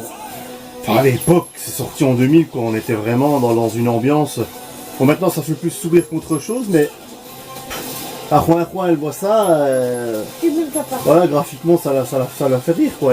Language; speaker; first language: French; native; French